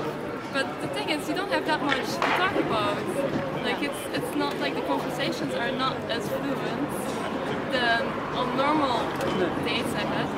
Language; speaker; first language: English; non-native, fluent; Dutch